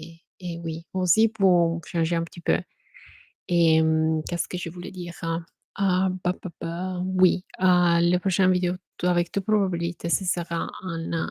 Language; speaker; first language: French; non-native, fluent; Italian